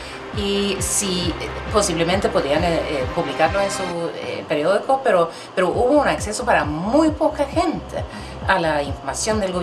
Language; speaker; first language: Spanish; non-native, fluent; Swedish